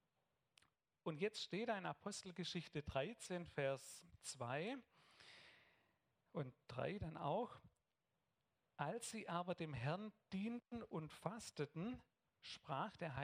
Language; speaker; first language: German; native; German